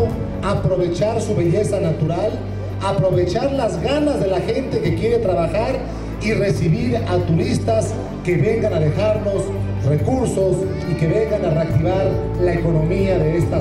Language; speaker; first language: Spanish; native; Spanish